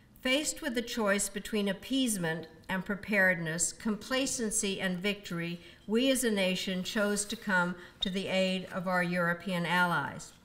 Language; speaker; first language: English; early bilingual, other home language; Czech